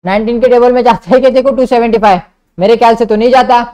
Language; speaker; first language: Hindi; non-native, local second language; Marathi